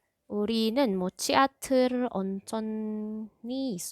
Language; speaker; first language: Korean; non-native, fluent; Indonesian